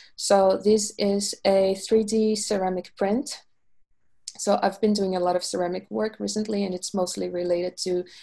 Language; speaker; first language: English; non-native, fluent; Portuguese